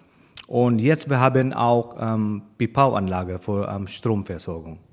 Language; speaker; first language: German; non-native, learner; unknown